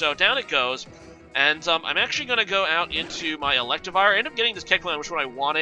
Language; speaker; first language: English; native; English